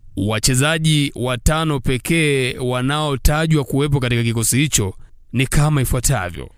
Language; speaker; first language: Swahili; native; Swahili